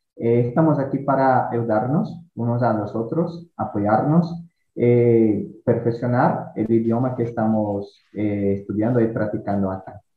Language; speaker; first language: Spanish; non-native, fluent; Portuguese